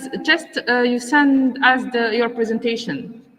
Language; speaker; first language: English; non-native, learner; Arabic